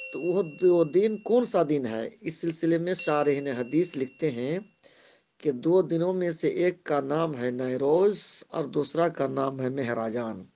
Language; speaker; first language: Urdu; non-native, local second language; Bangla